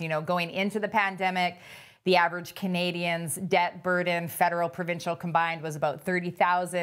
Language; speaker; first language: English; native; English